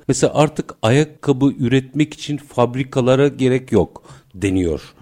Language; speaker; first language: Turkish; native; Turkish